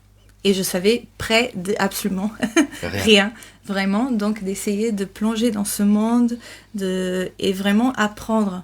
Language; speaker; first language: French; non-native, fluent; Portuguese